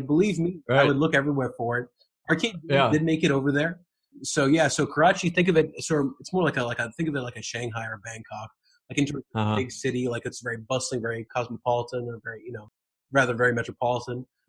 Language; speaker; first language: English; native; English